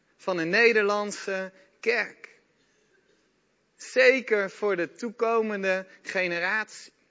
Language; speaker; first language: Dutch; native; Dutch